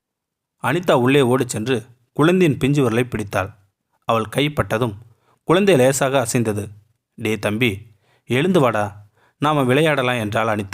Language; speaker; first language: Tamil; native; Tamil